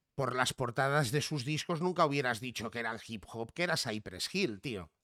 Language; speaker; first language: Spanish; native; Spanish